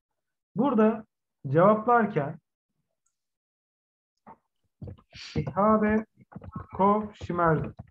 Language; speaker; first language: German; non-native, fluent; Turkish